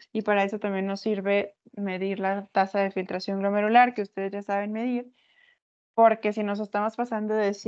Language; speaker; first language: Spanish; native; Spanish